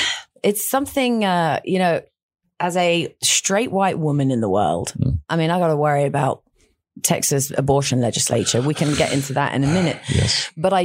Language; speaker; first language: English; native; English